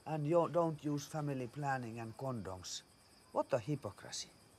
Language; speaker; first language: English; non-native, fluent; Finnish